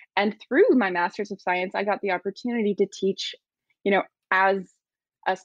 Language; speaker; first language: English; native; English